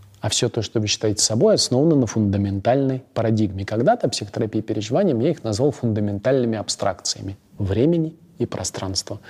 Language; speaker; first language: Russian; native; Russian